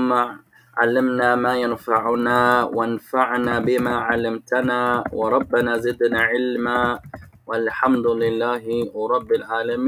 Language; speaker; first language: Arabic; non-native, fluent; English